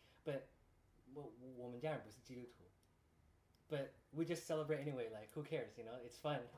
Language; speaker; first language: English; native; English